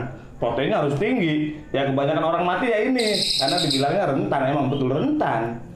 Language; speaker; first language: Indonesian; non-native, local second language; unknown